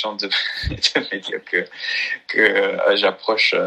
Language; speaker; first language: French; non-native, fluent; English